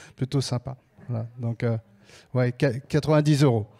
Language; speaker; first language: French; native; French